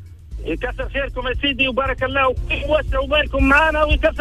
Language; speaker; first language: Arabic; native; Arabic